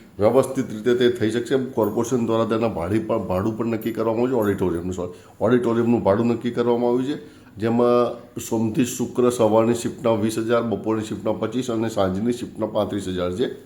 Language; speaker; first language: Gujarati; native; Gujarati